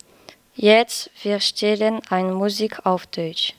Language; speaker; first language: German; non-native, learner; French